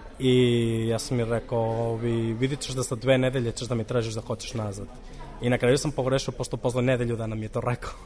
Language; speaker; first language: Serbian; non-native, fluent; Catalan